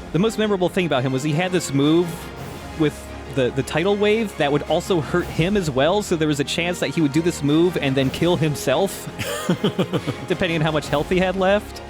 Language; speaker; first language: English; native; English